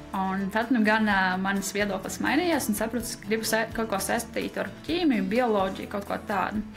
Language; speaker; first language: Latvian; non-native, local second language; Russian